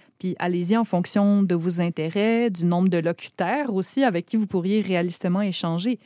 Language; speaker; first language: French; native; French